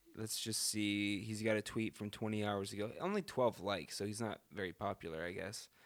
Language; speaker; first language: English; native; English